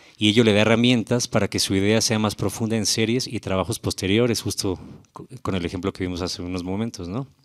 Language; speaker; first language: Spanish; native; Spanish